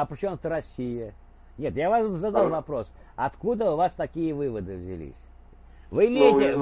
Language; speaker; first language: Russian; native; Russian